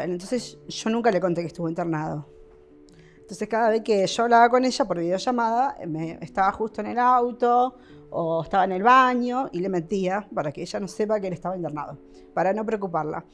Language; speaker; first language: Spanish; native; Spanish